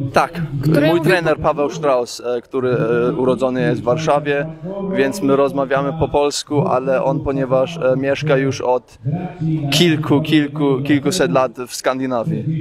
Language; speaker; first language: Polish; early bilingual, heritage; Polish